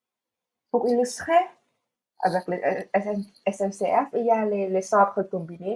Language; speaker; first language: French; non-native, fluent; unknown